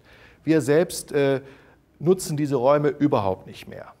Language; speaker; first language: German; native; German